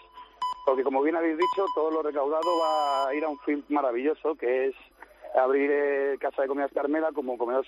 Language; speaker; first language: Spanish; native; Spanish